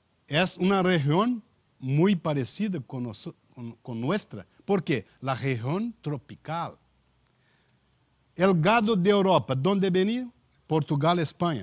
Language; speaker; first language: Spanish; non-native, learner; Portuguese